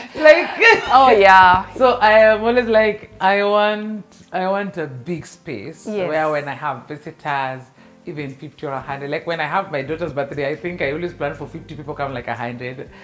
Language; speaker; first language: English; non-native, local second language; Luo (Kenya and Tanzania)